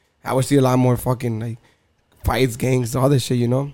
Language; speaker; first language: English; early bilingual, other home language; Spanish